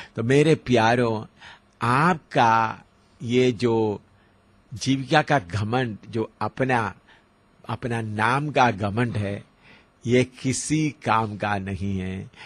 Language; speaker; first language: Hindi; non-native, local second language; Malayalam